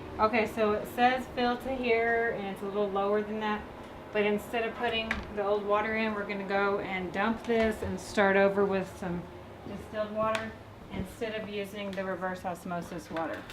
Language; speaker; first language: English; native; English